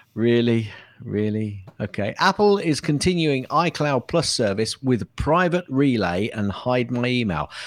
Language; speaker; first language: English; native; English